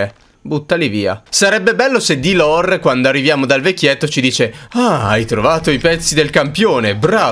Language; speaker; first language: Italian; native; Italian